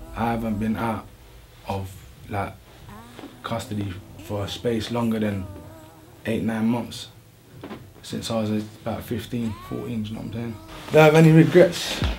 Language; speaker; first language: English; native; English